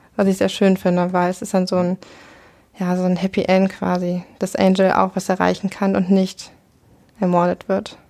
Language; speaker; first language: German; native; German